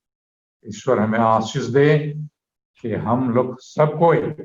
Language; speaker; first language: Hindi; native; Hindi